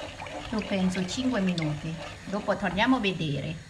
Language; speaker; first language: Italian; non-native, learner; Thai